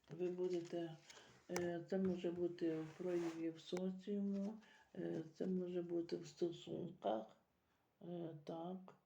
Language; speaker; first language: Ukrainian; native; Ukrainian